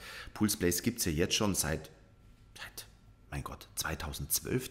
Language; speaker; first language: German; native; German